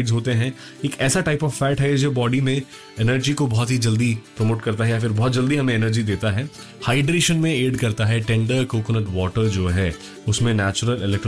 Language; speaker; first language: Hindi; non-native, local second language; Malayalam